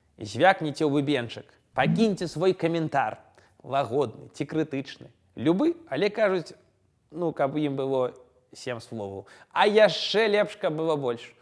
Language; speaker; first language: Belarusian; non-native, local second language; Russian